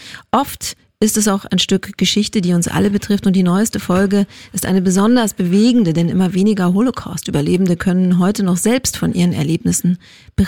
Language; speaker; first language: German; native; German